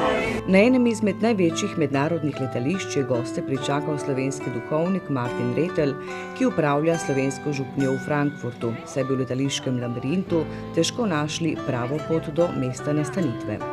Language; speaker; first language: Slovenian; native; Slovenian